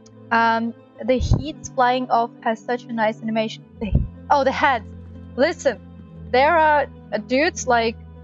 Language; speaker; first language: English; non-native, fluent; Russian